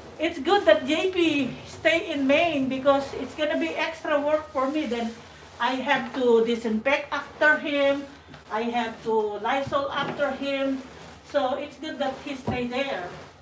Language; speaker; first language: English; non-native, local second language; Filipino